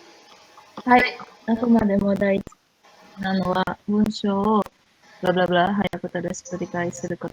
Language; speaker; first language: Japanese; non-native, learner; Indonesian